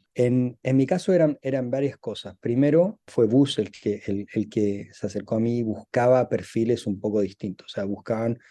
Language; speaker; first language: Spanish; native; Spanish